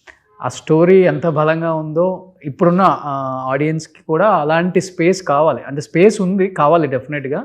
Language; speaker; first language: Telugu; native; Telugu